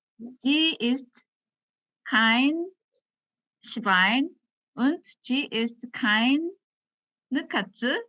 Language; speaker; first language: German; non-native, learner; Korean